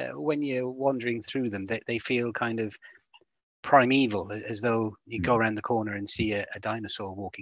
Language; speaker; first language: English; native; English